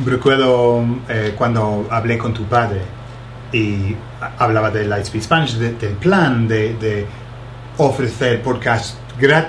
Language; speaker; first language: Spanish; non-native, fluent; English